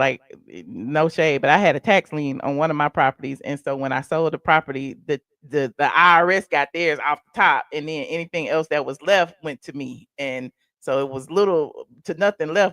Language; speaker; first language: English; native; English